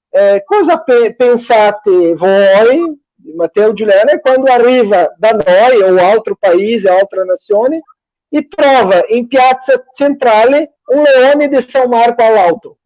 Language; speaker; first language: Italian; non-native, fluent; Portuguese